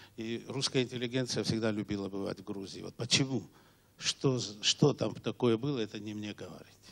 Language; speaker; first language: Russian; non-native, local second language; Georgian